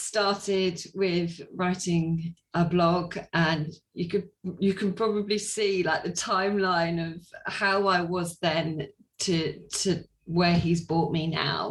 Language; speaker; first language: English; native; English